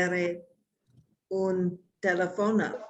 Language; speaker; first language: Spanish; non-native, learner; English